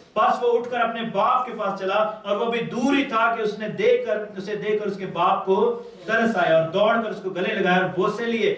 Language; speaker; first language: Urdu; non-native, local second language; Pashto